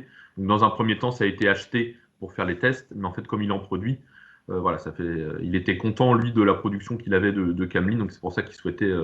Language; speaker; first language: French; native; French